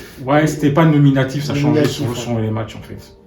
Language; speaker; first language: French; native; French